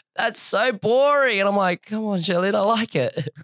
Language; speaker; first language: English; native; English